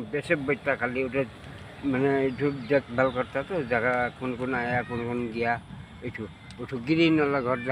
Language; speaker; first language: Hindi; non-native, local second language; Khasi